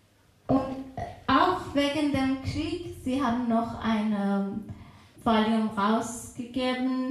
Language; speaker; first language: German; non-native, fluent; Persian